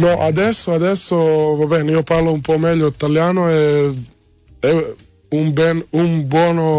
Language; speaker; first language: Italian; non-native, learner; Serbian